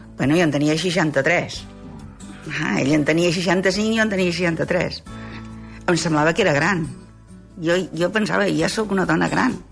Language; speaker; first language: Catalan; native; Catalan